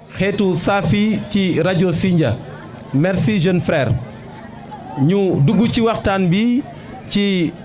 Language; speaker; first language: Wolof; non-native, local second language; Serer